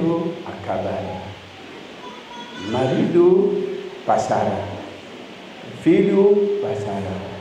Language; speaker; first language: Portuguese; non-native, learner; Lingala